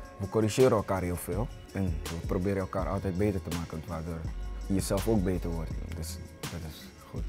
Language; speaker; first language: Dutch; early bilingual, other home language; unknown